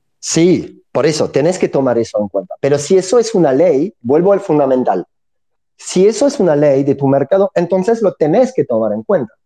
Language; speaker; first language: Spanish; non-native, fluent; French